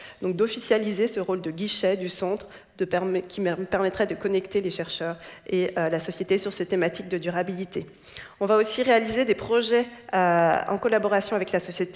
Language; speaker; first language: French; native; French